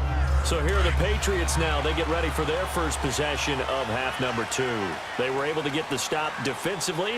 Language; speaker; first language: English; native; English